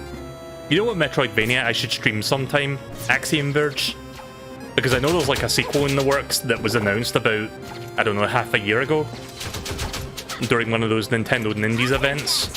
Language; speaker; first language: English; native; English